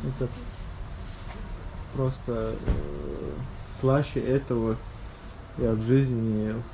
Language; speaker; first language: Russian; non-native, local second language; Chechen